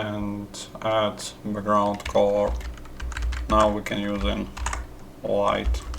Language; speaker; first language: English; non-native, fluent; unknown